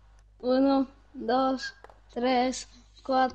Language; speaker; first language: Spanish; non-native, learner; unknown